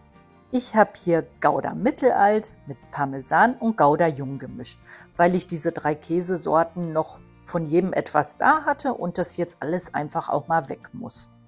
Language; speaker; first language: German; native; German